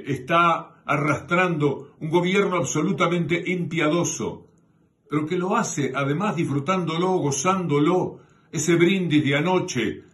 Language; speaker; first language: Spanish; native; Spanish